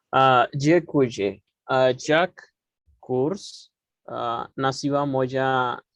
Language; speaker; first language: Polish; non-native, learner; Spanish